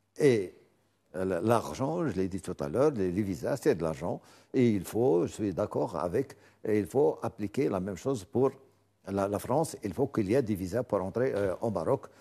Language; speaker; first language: French; non-native, local second language; Arabic